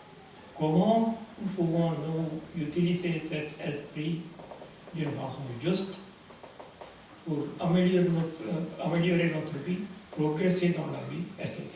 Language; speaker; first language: French; non-native, fluent; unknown